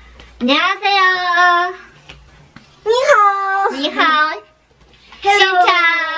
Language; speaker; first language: Korean; non-native, learner; Mongolian